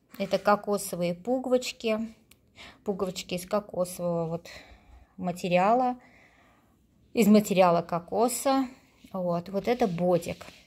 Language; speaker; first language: Russian; non-native, local second language; Armenian